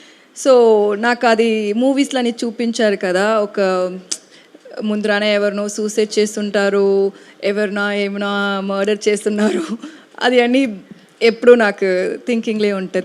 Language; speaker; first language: Telugu; non-native, learner; Tamil